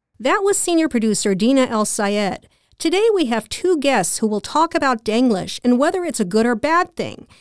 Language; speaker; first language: English; native; English